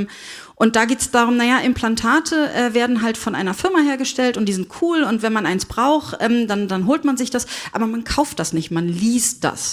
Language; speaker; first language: German; native; German